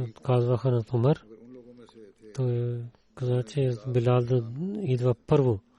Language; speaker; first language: Bulgarian; non-native, learner; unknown